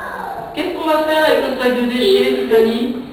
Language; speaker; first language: French; native; French